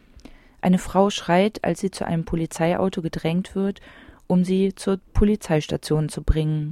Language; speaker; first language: German; native; German